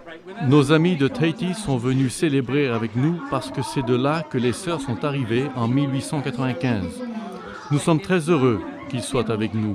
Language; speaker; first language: French; native; French